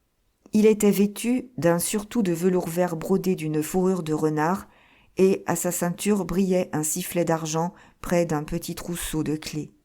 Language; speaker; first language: French; native; French